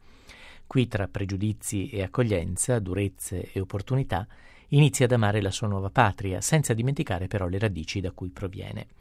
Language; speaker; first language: Italian; native; Italian